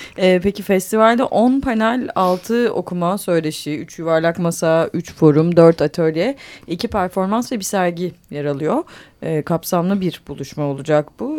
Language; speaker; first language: Turkish; native; Turkish